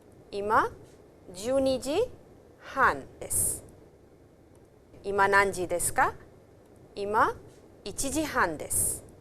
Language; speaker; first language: Japanese; non-native, fluent; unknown